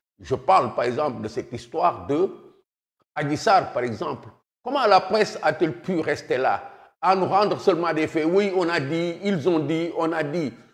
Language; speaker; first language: French; non-native, local second language; Wolof